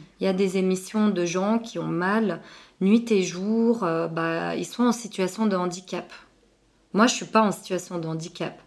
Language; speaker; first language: French; early bilingual, other home language; Arabic